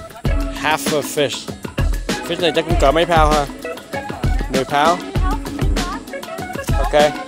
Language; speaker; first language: Vietnamese; native; Vietnamese